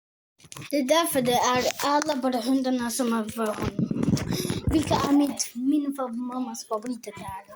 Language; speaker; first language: Swedish; non-native, local second language; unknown